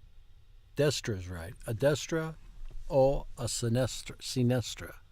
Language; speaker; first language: Italian; non-native, learner; English